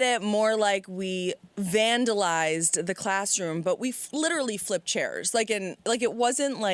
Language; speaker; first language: English; native; English